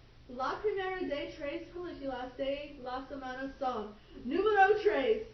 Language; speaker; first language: Spanish; non-native, learner; English